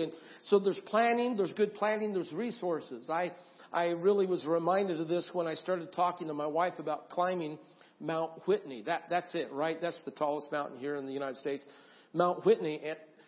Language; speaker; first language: English; native; English